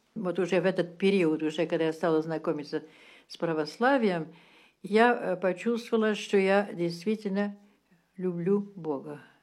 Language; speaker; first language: Russian; early bilingual, heritage; Russian